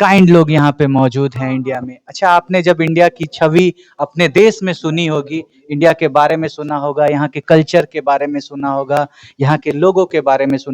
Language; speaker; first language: Hindi; native; Hindi